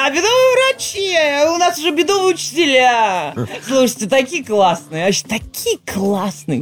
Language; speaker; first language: Russian; native; Russian